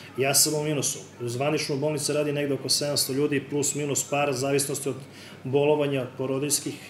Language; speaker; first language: Serbian; native; Serbian